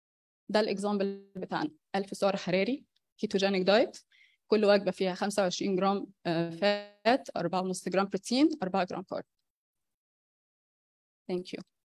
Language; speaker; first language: Arabic; native; Arabic